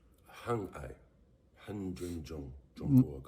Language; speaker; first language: Chinese; non-native, learner; English